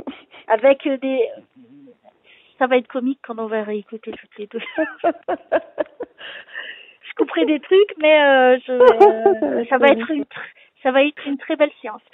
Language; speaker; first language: French; native; French